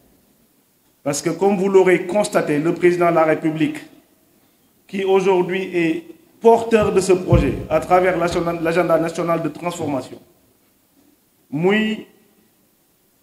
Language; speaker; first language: French; non-native, local second language; Wolof